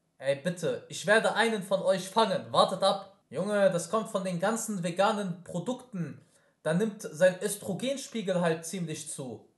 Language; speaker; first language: German; early bilingual, other home language; Arabic